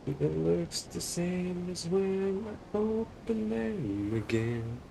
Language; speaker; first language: English; non-native, fluent; Lithuanian